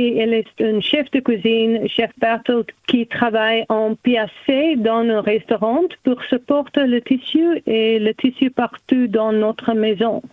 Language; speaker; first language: French; non-native, learner; German